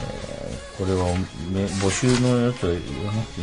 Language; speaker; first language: Japanese; native; Japanese